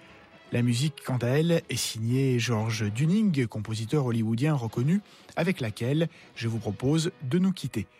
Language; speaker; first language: French; native; French